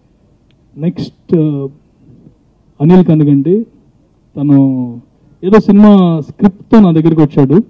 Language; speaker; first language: Telugu; native; Telugu